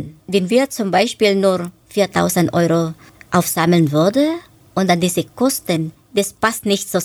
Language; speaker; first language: German; non-native, fluent; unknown